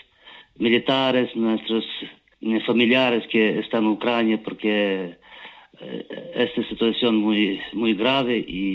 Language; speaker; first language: Spanish; non-native, learner; Ukrainian